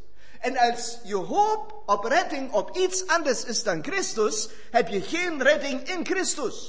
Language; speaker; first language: Dutch; non-native, fluent; German